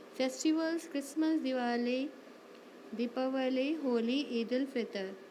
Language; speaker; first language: Hindi; native; Hindi